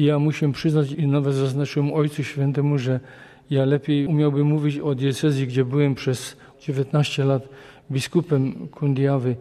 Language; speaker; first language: Polish; native; Polish